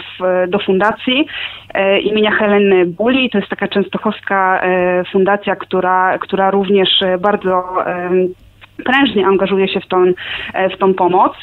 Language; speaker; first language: Polish; native; Polish